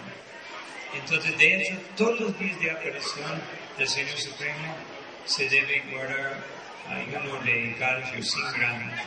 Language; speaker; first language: Spanish; non-native, fluent; Portuguese